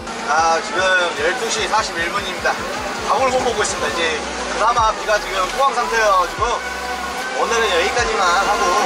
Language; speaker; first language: Korean; native; Korean